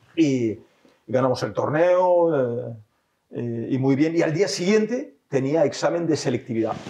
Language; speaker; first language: Spanish; early bilingual, heritage; French